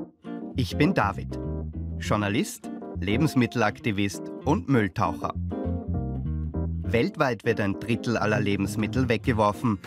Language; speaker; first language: German; native; German